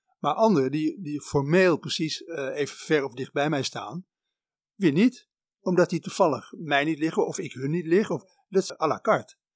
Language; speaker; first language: Dutch; native; Dutch